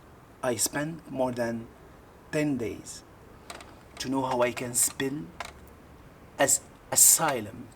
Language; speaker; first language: English; non-native, learner; Arabic